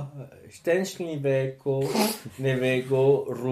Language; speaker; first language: Polish; non-native, learner; French